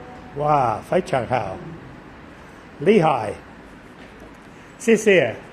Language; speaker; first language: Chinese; non-native, learner; English